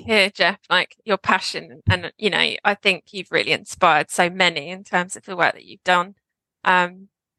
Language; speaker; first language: English; native; English